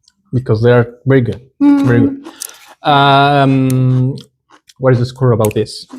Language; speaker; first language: English; non-native, learner; Spanish